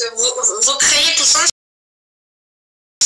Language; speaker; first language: French; non-native, fluent; Azerbaijani